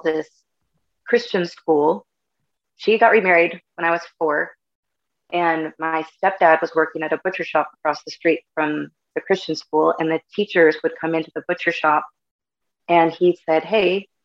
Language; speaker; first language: English; native; English